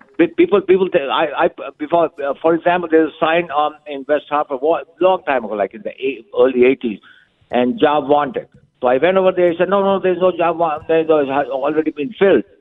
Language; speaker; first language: English; non-native, local second language; Urdu